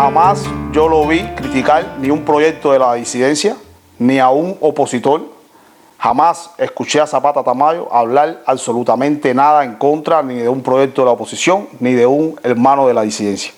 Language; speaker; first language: Spanish; native; Spanish